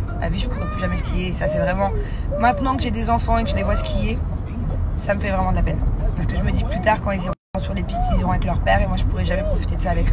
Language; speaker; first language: French; native; French